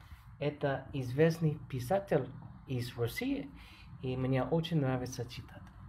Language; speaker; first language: Russian; non-native, learner; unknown